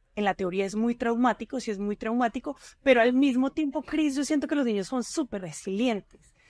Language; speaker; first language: Spanish; native; Spanish